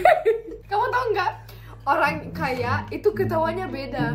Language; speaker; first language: Indonesian; early bilingual, other home language; Russian